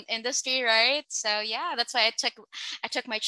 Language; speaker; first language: English; non-native, local second language; Filipino